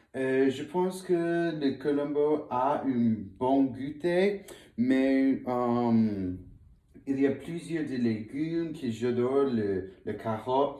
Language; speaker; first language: French; non-native, learner; English